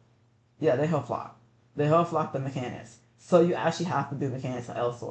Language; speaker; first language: English; native; English